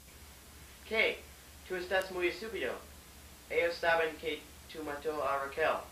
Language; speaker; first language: Spanish; non-native, learner; English